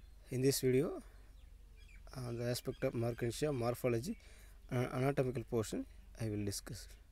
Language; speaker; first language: English; non-native, local second language; Tamil